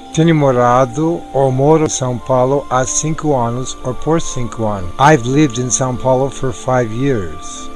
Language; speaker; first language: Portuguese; non-native, fluent; English